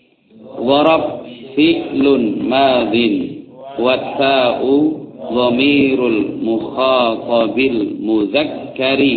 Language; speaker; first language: Arabic; non-native, fluent; Javanese